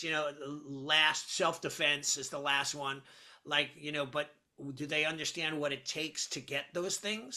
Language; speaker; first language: English; native; English